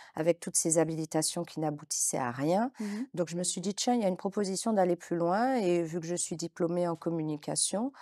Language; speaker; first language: French; native; French